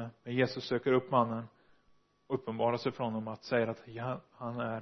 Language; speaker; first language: Swedish; non-native, fluent; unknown